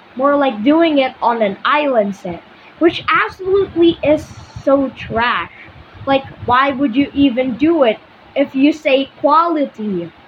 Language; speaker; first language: English; non-native, local second language; Filipino